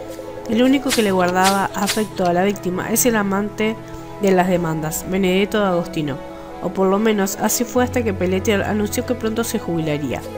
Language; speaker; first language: Spanish; native; Spanish